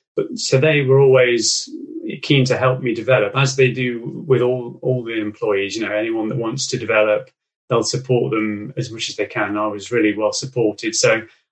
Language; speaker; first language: English; native; English